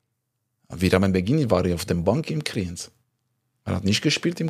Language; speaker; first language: German; non-native, local second language; French